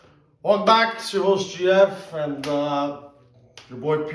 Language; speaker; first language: English; native; English